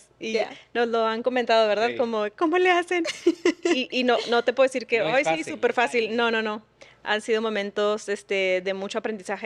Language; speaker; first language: Spanish; native; Spanish